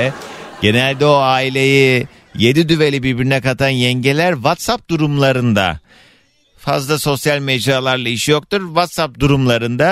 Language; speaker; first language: Turkish; native; Turkish